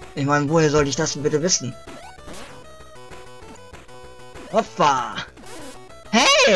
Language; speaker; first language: German; native; German